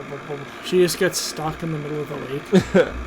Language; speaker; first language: English; native; English